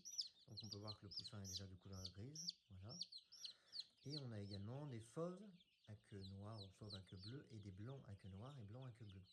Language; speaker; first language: French; native; French